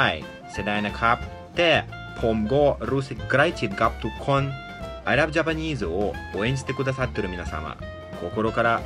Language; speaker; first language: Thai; non-native, learner; Japanese